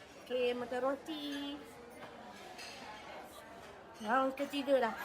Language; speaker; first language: Malay; native; Malay